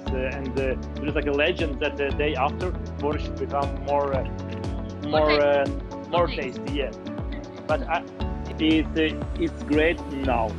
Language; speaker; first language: English; non-native, fluent; Ukrainian